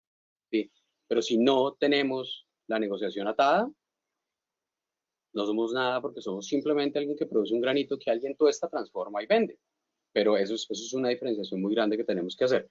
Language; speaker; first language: Spanish; native; Spanish